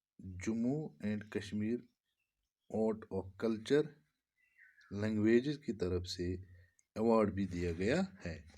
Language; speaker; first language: Urdu; non-native, local second language; Kashmiri